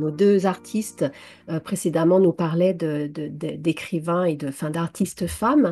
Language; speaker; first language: French; native; French